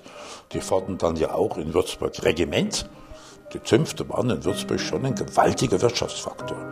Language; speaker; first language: German; native; German